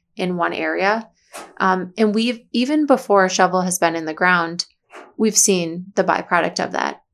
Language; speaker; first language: English; native; English